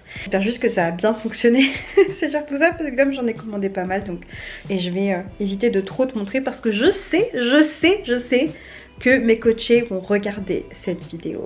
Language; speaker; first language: French; native; French